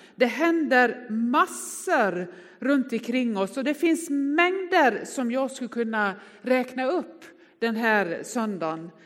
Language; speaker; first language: Swedish; native; Swedish